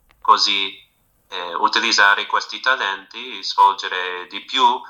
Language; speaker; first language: Italian; non-native, fluent; English